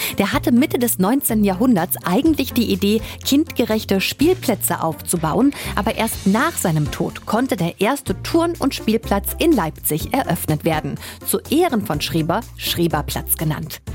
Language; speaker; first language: German; native; German